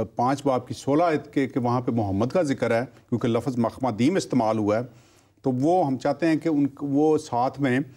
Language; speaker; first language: Urdu; non-native, local second language; Punjabi